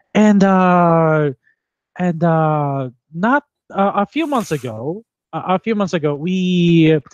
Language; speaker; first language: English; non-native, local second language; Filipino